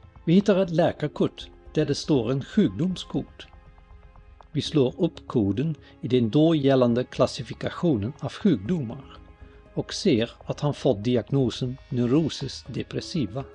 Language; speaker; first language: Swedish; native; Swedish